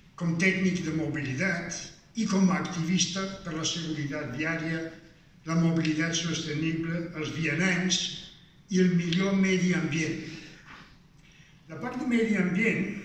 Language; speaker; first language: Catalan; non-native, fluent; Danish